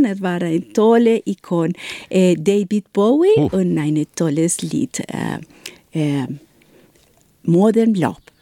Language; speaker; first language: German; non-native, learner; Spanish